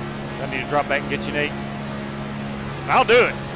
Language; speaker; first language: English; native; English